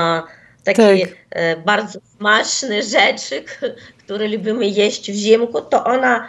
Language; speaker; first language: Polish; non-native, fluent; Ukrainian